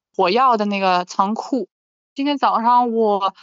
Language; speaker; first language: Chinese; non-native, fluent; Ukrainian